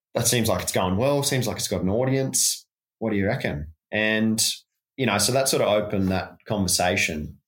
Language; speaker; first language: English; native; English